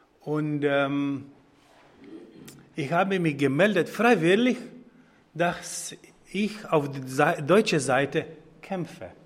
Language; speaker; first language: German; non-native, fluent; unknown